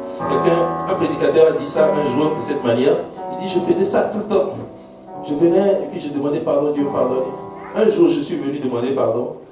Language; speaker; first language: French; non-native, local second language; Haitian Creole